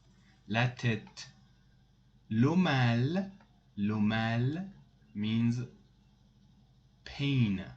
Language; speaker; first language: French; non-native, fluent; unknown